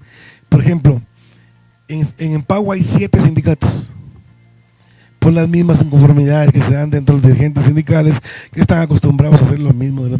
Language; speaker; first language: Spanish; native; Spanish